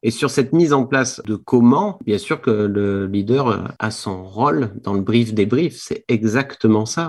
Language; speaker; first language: French; native; French